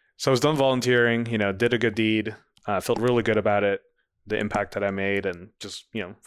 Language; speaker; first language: English; non-native, fluent; Dutch